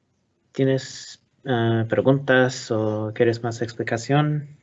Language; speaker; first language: Spanish; non-native, learner; English